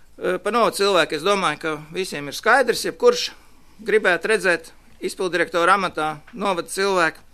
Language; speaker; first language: Latvian; native; Latvian